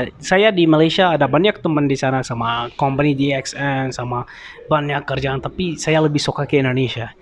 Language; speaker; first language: Indonesian; non-native, learner; Arabic